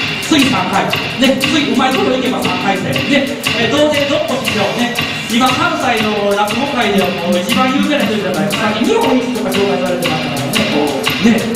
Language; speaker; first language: Japanese; native; Japanese